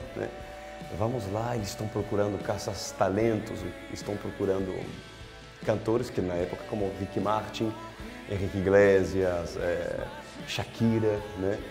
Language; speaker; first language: Portuguese; non-native, fluent; French